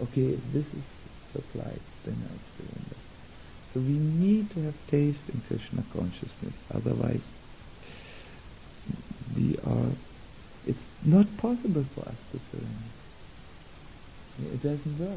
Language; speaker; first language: English; non-native, fluent; German